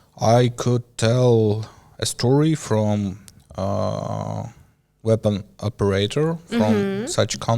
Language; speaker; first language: English; non-native, learner; Ukrainian